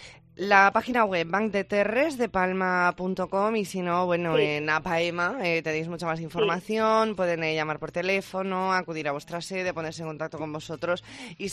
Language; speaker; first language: Spanish; native; Spanish